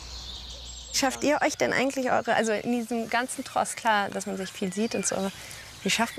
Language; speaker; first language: German; native; German